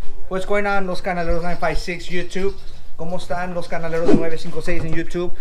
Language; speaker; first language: Spanish; early bilingual, heritage; Spanish